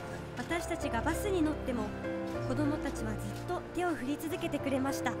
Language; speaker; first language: Japanese; native; Japanese